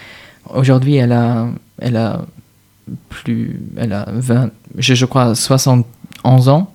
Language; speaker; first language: French; non-native, fluent; German